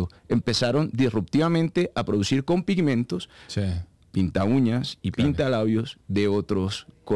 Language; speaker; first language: Spanish; native; Spanish